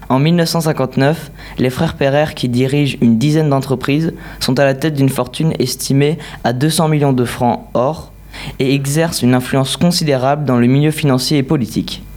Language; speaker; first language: French; native; French